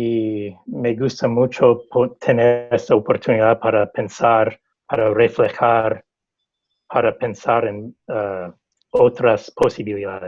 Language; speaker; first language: Spanish; non-native, fluent; English